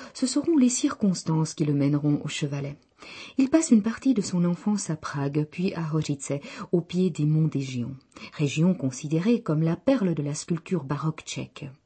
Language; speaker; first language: French; non-native, fluent; Czech